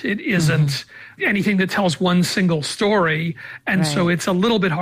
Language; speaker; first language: English; native; English